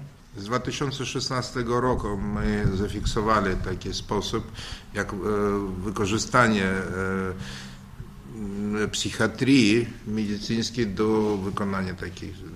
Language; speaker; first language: Polish; non-native, learner; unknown